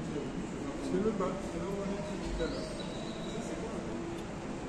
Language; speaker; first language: French; non-native, fluent; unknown